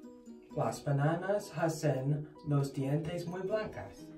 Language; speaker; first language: Spanish; non-native, learner; English